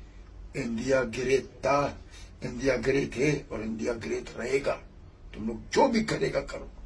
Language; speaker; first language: Hindi; non-native, fluent; Arabic